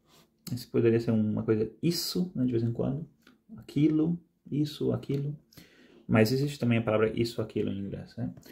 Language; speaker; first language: Portuguese; non-native, fluent; Spanish